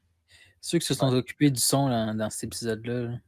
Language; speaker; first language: French; native; French